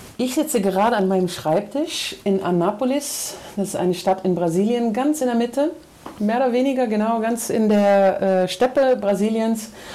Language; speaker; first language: German; native; German